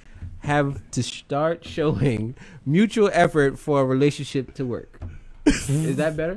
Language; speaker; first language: English; native; English